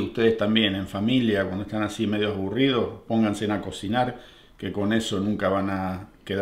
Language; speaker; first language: Spanish; native; Spanish